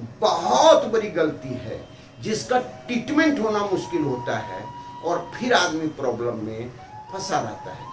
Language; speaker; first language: Hindi; native; Hindi